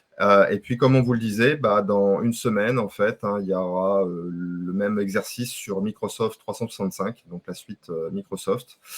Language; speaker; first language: French; native; French